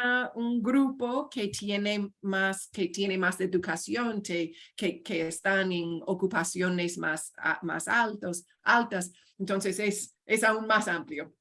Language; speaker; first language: Spanish; non-native, fluent; English